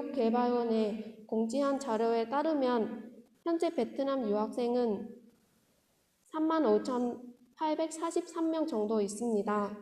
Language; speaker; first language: Korean; non-native, fluent; Vietnamese